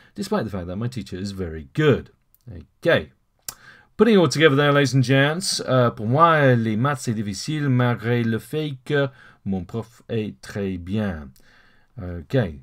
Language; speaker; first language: French; non-native, fluent; English